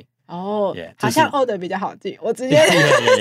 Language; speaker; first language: Chinese; native; Chinese